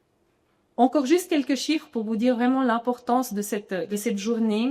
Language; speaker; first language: French; native; French